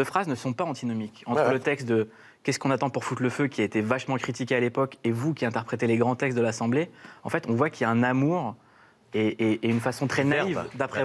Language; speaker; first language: French; native; French